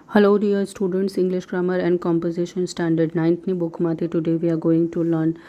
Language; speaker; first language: English; non-native, local second language; Gujarati